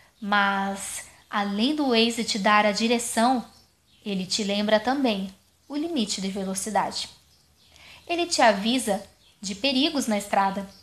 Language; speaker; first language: Portuguese; non-native, fluent; German